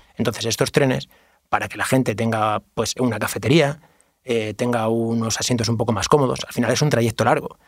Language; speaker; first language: Spanish; native; Spanish